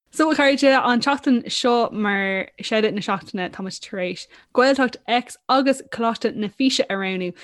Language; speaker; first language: Irish; non-native, local second language; English